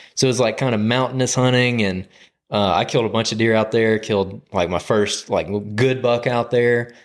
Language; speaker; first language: English; native; English